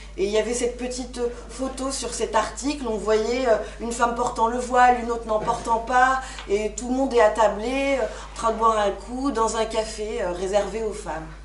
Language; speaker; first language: French; non-native, local second language; Arabic